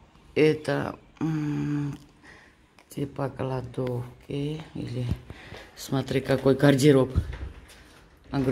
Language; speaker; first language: Russian; non-native, fluent; Georgian